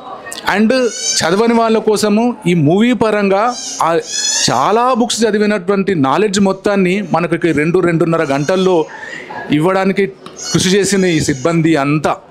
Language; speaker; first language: Telugu; native; Telugu